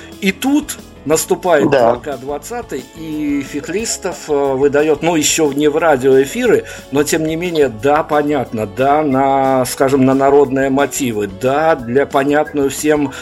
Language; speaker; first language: Russian; native; Russian